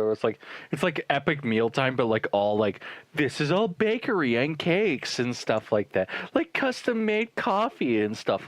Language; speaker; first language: English; native; English